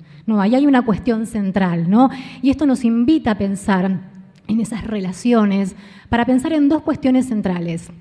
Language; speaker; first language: Spanish; native; Spanish